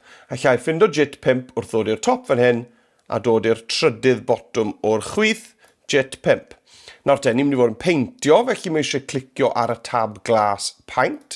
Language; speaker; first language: Welsh; native; Welsh